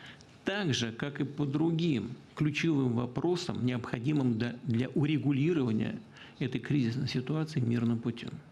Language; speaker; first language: Russian; native; Russian